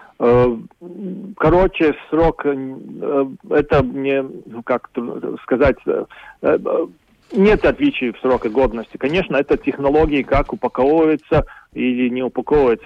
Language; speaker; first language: Russian; non-native, local second language; Latvian